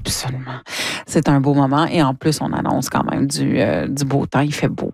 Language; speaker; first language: French; native; French